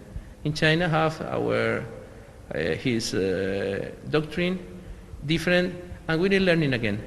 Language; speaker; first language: English; non-native, learner; Spanish